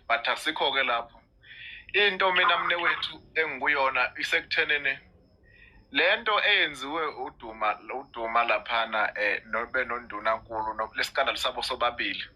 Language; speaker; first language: Zulu; native; Zulu